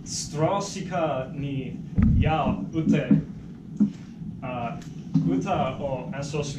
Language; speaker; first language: Japanese; non-native, learner; English